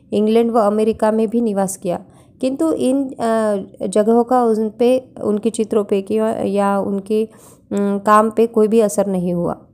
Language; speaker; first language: Hindi; non-native, local second language; Marathi